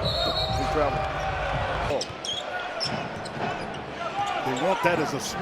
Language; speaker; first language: English; native; English